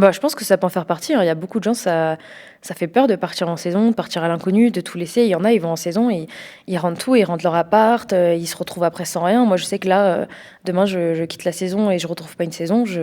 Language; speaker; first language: French; native; French